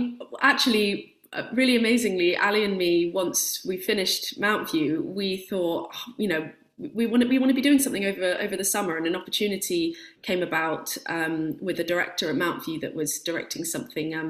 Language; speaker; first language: English; native; English